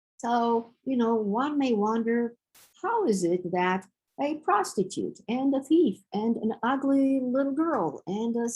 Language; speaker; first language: English; non-native, fluent; Romanian